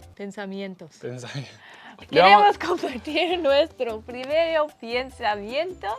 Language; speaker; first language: Spanish; non-native, learner; English